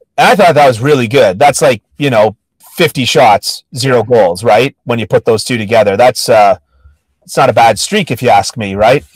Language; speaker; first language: English; native; English